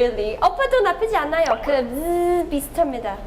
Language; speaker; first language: Korean; non-native, learner; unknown